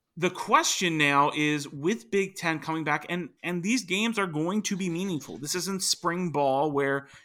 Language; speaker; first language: English; native; English